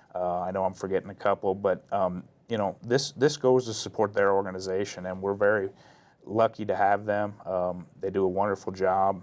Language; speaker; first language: English; native; English